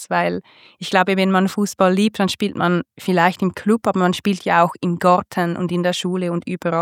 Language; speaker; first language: German; native; German